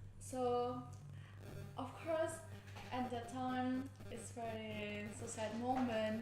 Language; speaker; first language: English; non-native, learner; Indonesian